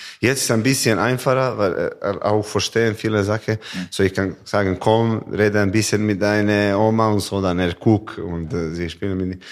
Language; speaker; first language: German; non-native, learner; Serbian